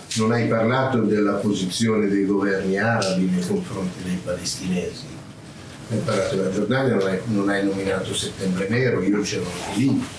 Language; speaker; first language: Italian; native; Italian